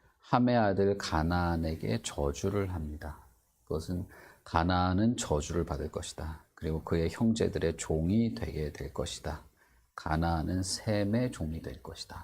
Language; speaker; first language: Korean; native; Korean